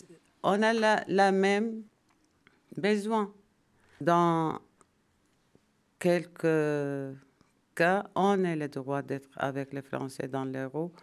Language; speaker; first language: French; non-native, learner; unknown